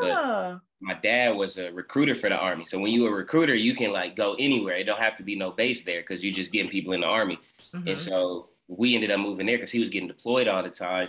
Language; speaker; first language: English; native; English